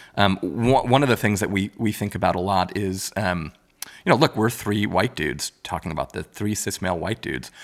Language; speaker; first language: English; native; English